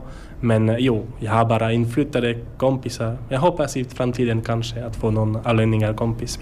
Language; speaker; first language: Swedish; non-native, learner; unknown